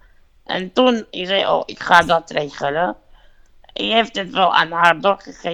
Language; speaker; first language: Dutch; non-native, fluent; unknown